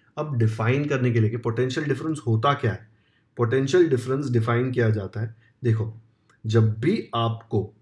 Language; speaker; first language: Hindi; non-native, local second language; Marathi